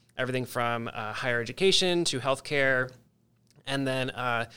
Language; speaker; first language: English; native; English